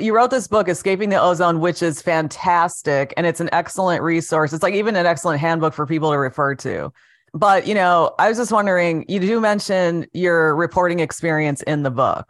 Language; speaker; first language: English; native; English